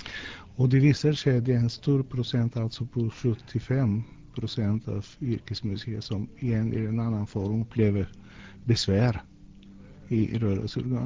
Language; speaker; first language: Swedish; non-native, fluent; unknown